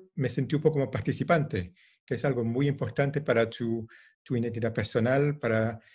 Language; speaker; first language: Spanish; non-native, fluent; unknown